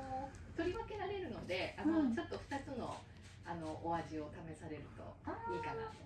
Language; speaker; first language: Japanese; native; Japanese